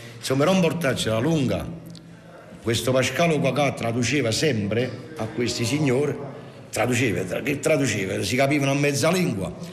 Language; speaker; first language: Italian; native; Italian